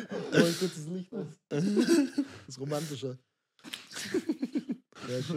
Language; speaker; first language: German; native; German